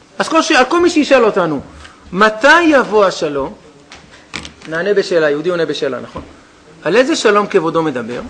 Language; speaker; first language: Hebrew; native; Hebrew